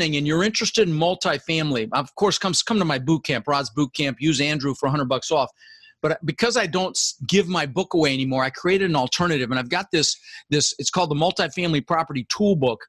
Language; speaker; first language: English; early bilingual, other home language; Dutch